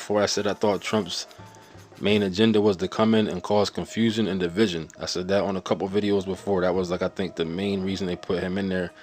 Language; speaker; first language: English; native; English